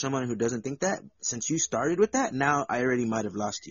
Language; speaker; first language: English; native; English